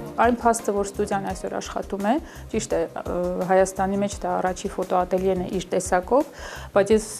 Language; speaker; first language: Armenian; early bilingual, heritage; Armenian